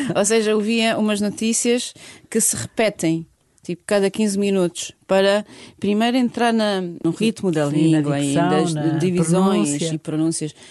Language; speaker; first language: Portuguese; non-native, fluent; Bosnian